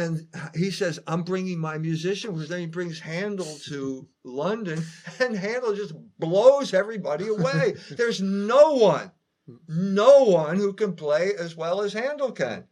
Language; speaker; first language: English; native; English